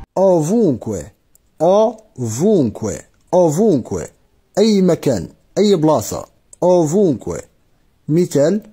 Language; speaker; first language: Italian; non-native, fluent; Arabic